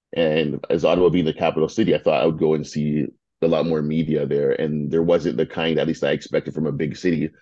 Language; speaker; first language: English; native; English